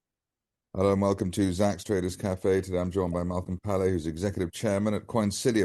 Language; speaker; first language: English; native; English